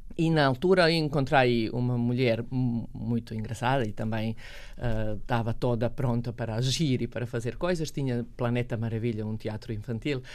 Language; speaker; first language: Portuguese; non-native, fluent; Serbian